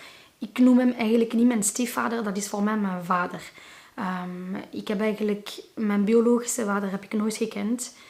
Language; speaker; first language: Dutch; non-native, local second language; Arabic